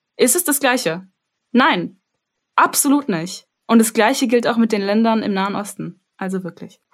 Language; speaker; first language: German; early bilingual, other home language; Armenian